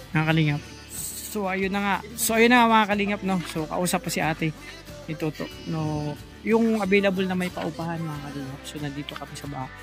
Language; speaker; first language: Filipino; native; Filipino